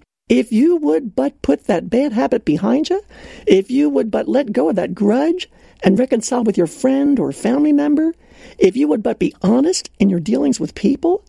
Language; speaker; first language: English; native; English